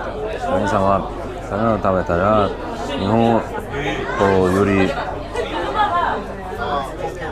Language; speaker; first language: Japanese; non-native, learner; English